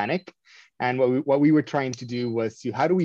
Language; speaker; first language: English; non-native, fluent; Spanish